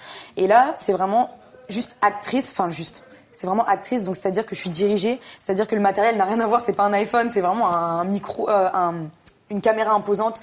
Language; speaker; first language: French; native; French